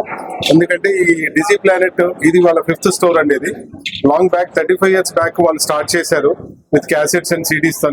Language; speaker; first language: Telugu; native; Telugu